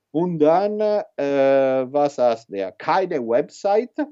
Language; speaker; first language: German; non-native, learner; Italian